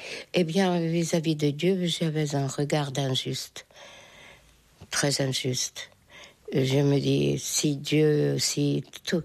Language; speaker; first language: French; non-native, fluent; Hungarian